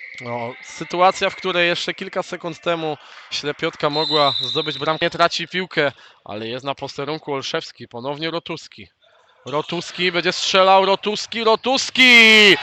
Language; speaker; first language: Polish; native; Polish